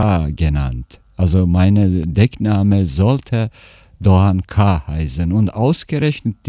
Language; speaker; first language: German; non-native, fluent; Turkish